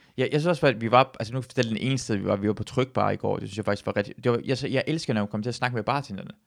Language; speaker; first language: Danish; early bilingual, other home language; Persian